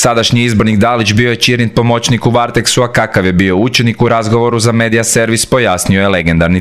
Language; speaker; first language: Croatian; native; Croatian